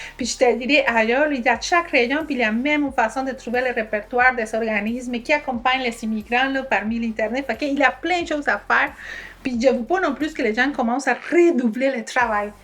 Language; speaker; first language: French; non-native, fluent; Spanish